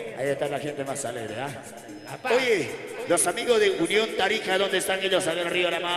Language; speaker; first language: Spanish; native; Spanish